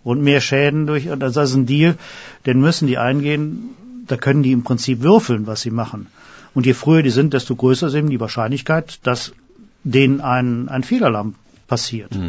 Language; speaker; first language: German; native; German